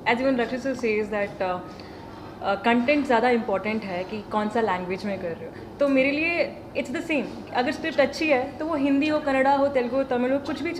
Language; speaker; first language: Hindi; non-native, local second language; Kannada